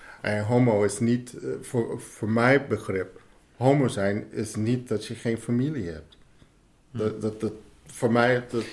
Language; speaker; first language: Dutch; non-native, fluent; English